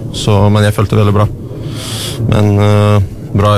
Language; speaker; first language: Norwegian; non-native, learner; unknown